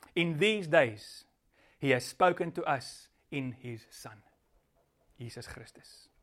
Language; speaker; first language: English; non-native, local second language; Afrikaans